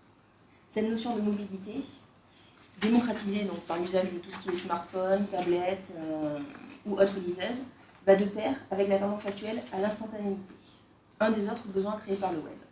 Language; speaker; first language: French; native; French